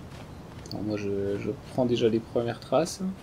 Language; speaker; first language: French; native; French